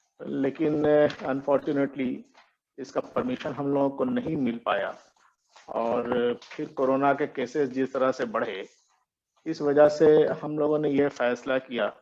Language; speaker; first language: Urdu; native; Urdu